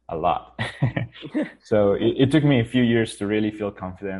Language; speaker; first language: English; non-native, fluent; Spanish